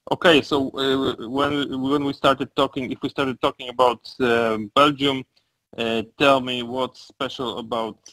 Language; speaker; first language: English; non-native, fluent; Polish